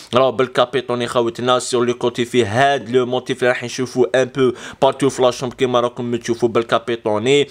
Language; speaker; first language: Arabic; native; Arabic